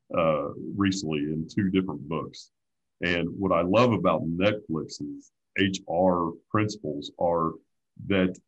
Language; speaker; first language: English; native; English